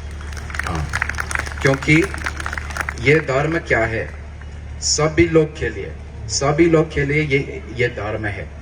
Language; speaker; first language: Hindi; non-native, learner; English